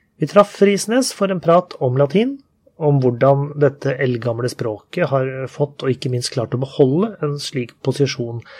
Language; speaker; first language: Norwegian; native; Norwegian